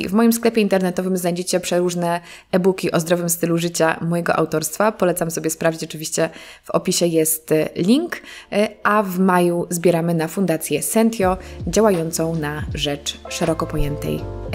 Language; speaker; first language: Polish; native; Polish